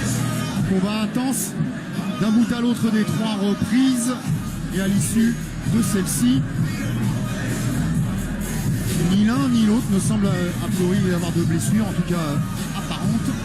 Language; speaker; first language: French; native; French